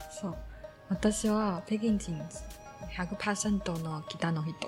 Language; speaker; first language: Japanese; non-native, learner; Chinese